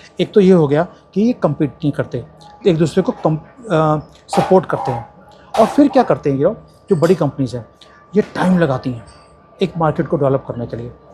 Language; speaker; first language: Hindi; native; Hindi